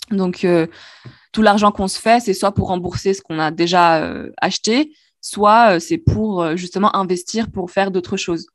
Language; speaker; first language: French; non-native, local second language; Arabic